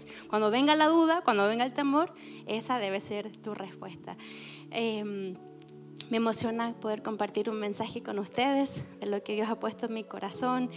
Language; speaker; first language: Spanish; native; Spanish